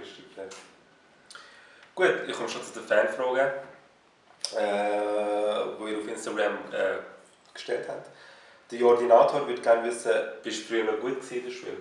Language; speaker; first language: German; native; German